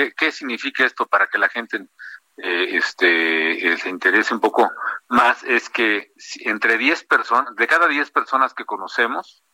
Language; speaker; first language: Spanish; native; Spanish